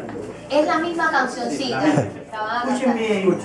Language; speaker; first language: Spanish; non-native, fluent; English